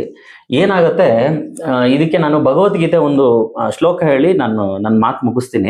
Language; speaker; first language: Kannada; native; Kannada